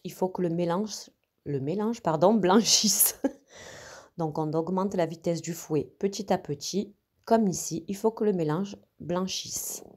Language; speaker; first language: French; native; French